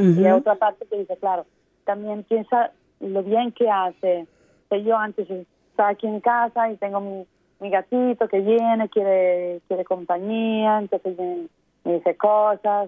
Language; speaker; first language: Spanish; native; Spanish